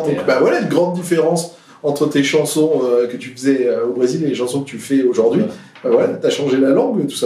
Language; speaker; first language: French; native; French